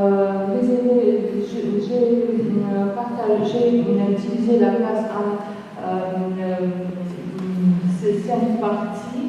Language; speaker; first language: French; non-native, fluent; Georgian